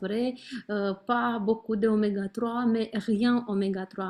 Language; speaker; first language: French; non-native, learner; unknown